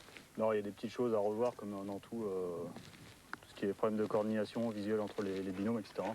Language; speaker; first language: French; native; French